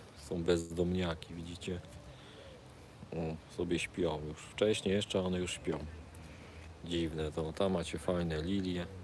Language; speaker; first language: Polish; native; Polish